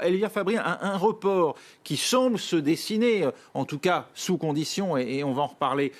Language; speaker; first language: French; native; French